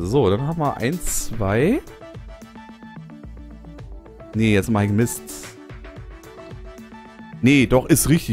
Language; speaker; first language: German; native; German